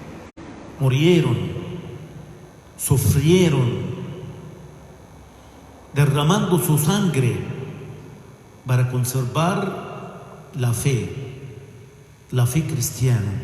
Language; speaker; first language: Spanish; non-native, fluent; Arabic